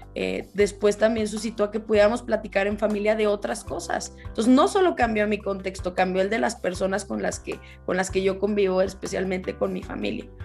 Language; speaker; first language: Spanish; native; Spanish